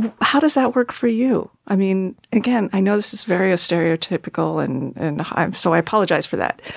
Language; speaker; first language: English; native; English